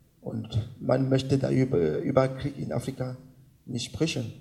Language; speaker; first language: German; non-native, learner; French